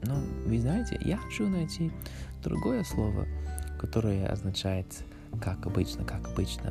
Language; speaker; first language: Russian; non-native, learner; English